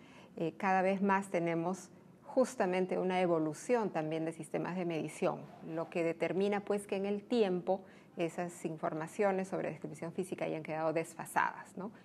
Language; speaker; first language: Spanish; native; Spanish